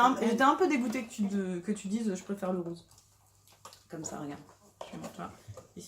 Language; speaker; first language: French; native; French